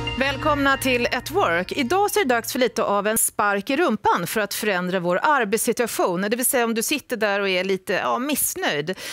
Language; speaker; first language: Swedish; native; Swedish